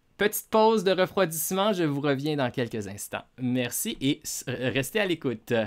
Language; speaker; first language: French; native; French